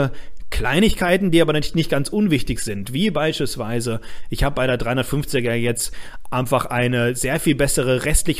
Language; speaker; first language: German; native; German